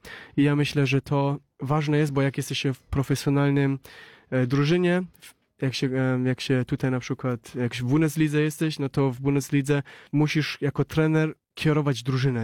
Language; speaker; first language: Polish; early bilingual, heritage; Polish